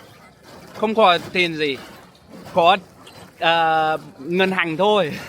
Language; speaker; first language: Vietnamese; non-native, learner; English